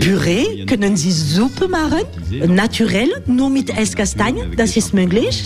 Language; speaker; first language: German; non-native, learner; French